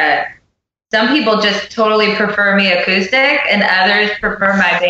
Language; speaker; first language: English; native; English